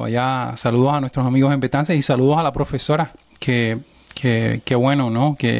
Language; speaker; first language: Spanish; native; Spanish